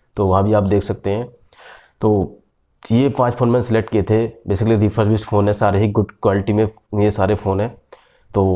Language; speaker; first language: Hindi; native; Hindi